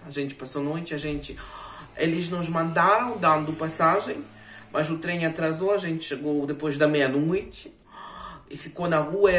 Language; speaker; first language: Portuguese; non-native, fluent; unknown